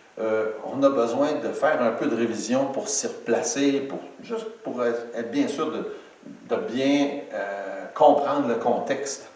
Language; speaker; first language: French; native; French